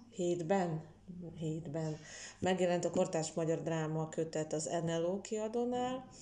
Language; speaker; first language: Hungarian; non-native, fluent; Russian